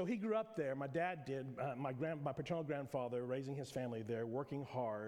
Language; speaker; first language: English; native; English